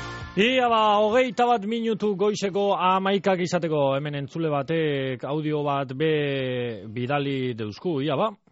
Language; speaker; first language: Basque; native; Basque